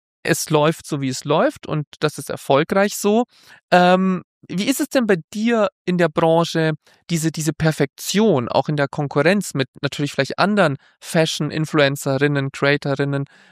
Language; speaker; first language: German; native; German